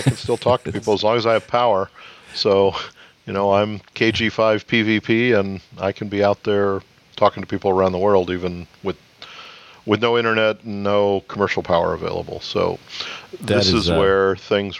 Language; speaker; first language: English; native; English